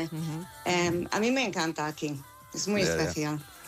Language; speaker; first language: Spanish; non-native, fluent; English